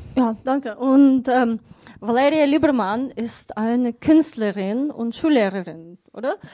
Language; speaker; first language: German; non-native, fluent; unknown